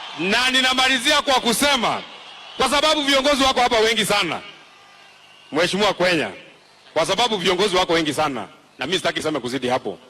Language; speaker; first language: Swahili; non-native, local second language; Kikuyu